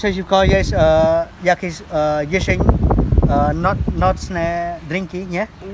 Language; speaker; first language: Polish; non-native, learner; Khmer